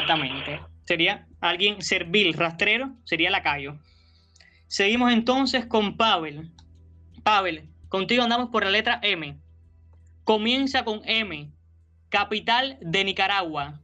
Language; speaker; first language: Spanish; native; Spanish